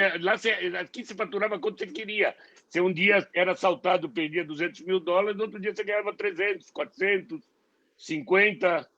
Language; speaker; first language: Portuguese; non-native, fluent; Hebrew